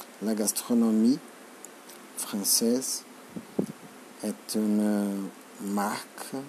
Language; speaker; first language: French; non-native, learner; Portuguese